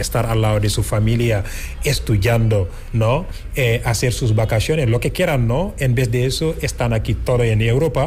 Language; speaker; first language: Spanish; non-native, fluent; Wolof